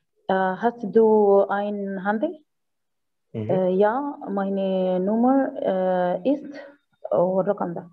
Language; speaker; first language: German; non-native, learner; Arabic